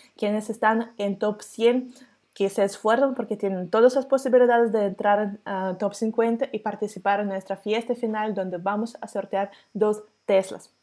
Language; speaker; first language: Spanish; non-native, fluent; Russian